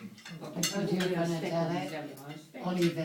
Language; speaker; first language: French; non-native, fluent; English